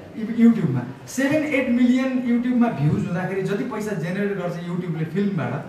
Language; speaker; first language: Nepali; native; Nepali